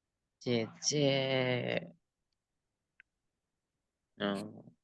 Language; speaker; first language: Chinese; non-native, learner; Indonesian